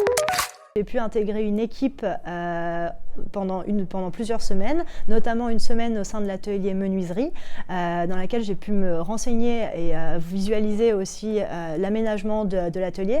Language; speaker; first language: French; native; French